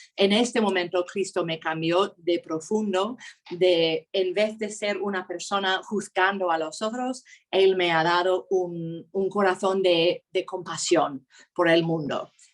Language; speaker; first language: Spanish; non-native, fluent; English